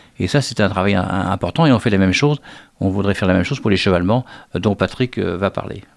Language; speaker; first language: French; native; French